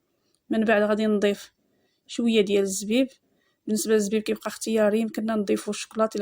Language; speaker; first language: Arabic; native; Arabic